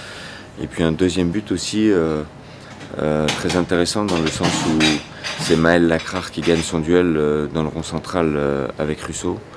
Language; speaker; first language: French; native; French